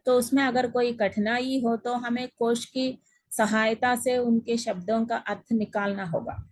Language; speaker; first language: Hindi; non-native, local second language; Telugu